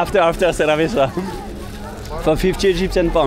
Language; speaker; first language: English; non-native, learner; French